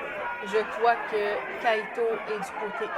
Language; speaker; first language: French; native; French